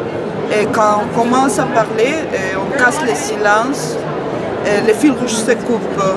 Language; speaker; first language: French; non-native, fluent; Spanish